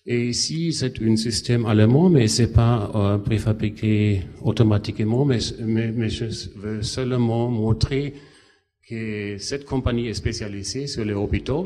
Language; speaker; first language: French; non-native, fluent; German